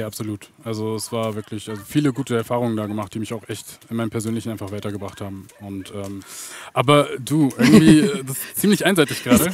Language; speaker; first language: German; early bilingual, other home language; Arabic